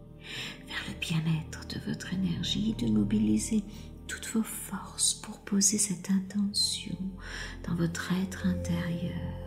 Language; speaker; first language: French; native; French